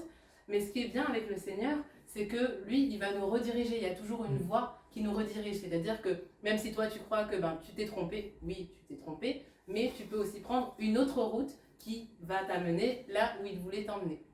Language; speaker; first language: French; native; French